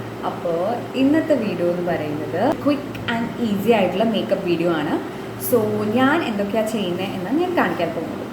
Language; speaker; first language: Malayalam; native; Malayalam